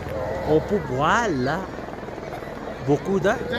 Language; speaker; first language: French; non-native, learner; Nepali